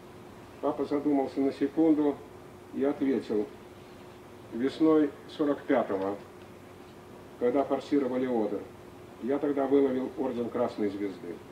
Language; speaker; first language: Russian; native; Russian